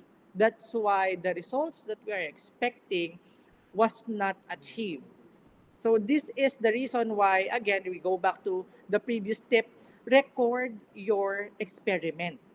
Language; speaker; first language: English; non-native, local second language; Filipino